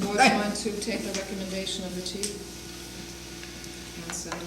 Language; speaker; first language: English; native; English